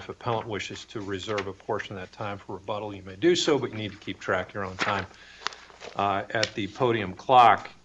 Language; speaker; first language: English; native; English